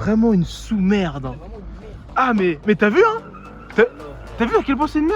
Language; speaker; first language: French; native; French